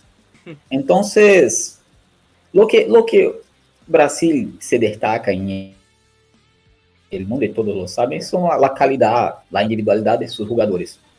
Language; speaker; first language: Spanish; non-native, learner; Portuguese